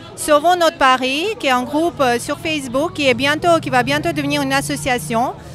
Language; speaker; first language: French; non-native, fluent; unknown